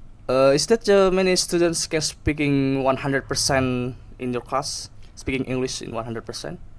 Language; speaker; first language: English; non-native, learner; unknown